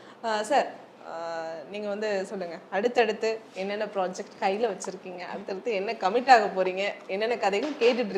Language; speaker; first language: Tamil; native; Tamil